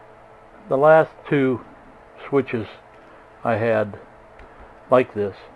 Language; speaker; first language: English; native; English